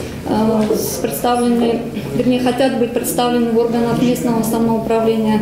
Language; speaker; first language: Russian; native; Russian